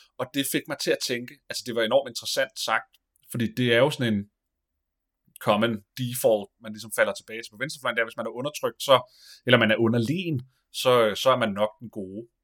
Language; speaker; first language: Danish; native; Danish